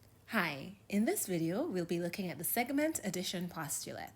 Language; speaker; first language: English; native; English